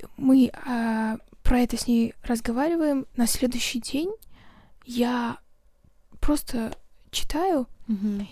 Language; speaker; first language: Russian; non-native, local second language; Kazakh